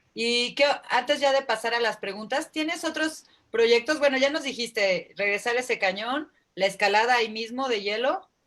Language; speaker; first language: Spanish; native; Spanish